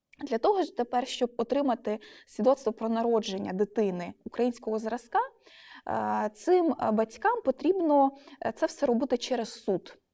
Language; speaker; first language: Ukrainian; non-native, local second language; Russian